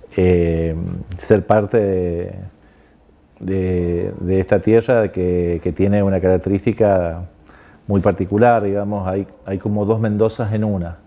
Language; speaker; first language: Spanish; native; Spanish